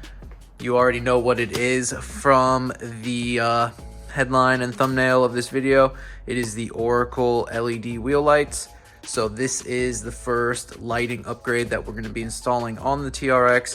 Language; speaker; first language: English; native; English